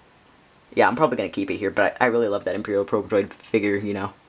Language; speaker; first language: English; native; English